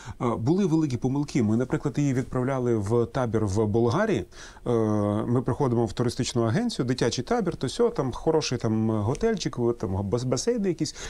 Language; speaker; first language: Ukrainian; non-native, local second language; Russian